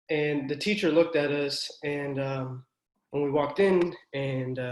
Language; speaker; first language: English; native; English